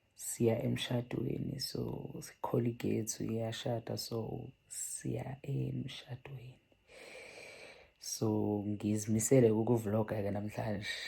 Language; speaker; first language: Zulu; non-native, local second language; Xhosa